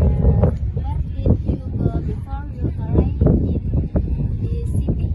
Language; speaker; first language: English; non-native, learner; Indonesian